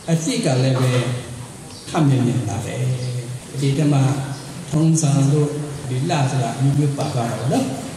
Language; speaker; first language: Burmese; non-native, local second language; S'gaw Karen